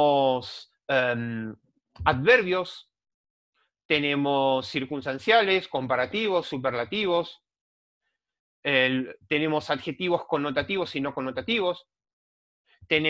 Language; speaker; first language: Spanish; native; Spanish